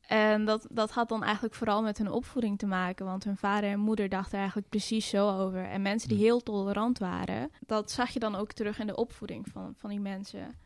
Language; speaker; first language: Dutch; early bilingual, other home language; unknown